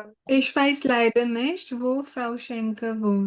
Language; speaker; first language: German; non-native, learner; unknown